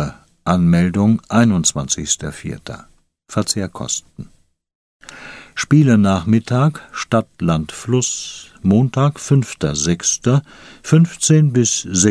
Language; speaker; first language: German; native; German